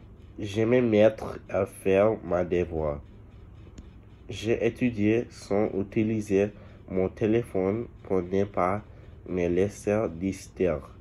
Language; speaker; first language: French; non-native, learner; English